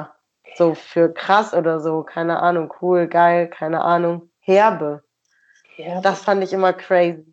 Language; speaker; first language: German; native; German